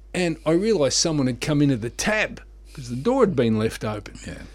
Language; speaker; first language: English; native; English